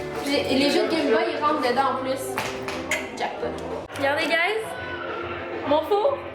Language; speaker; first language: French; native; French